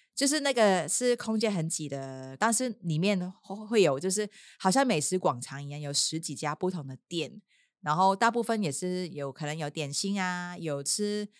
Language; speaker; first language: Chinese; non-native, local second language; Cantonese